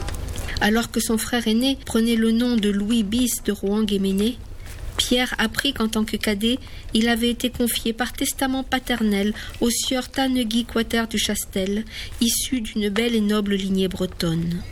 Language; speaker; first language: French; native; French